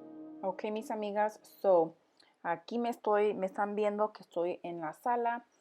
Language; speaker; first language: Spanish; early bilingual, heritage; Spanish